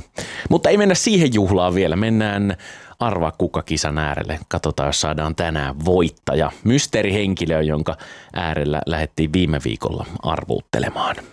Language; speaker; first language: Finnish; native; Finnish